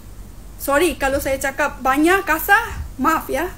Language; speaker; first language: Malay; non-native, fluent; Bangla